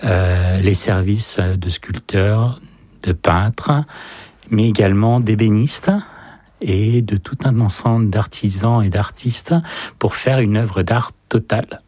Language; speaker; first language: French; native; French